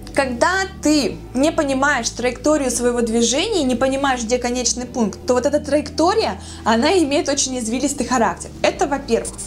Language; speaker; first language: Russian; native; Russian